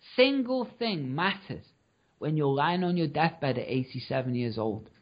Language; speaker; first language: English; native; English